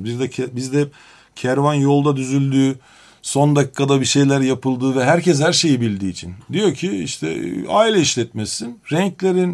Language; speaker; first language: Turkish; native; Turkish